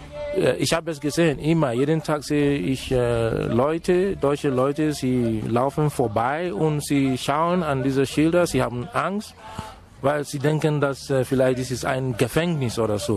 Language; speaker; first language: German; non-native, fluent; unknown